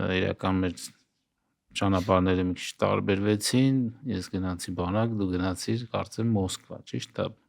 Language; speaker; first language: Armenian; native; Armenian